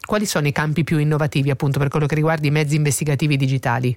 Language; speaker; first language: Italian; native; Italian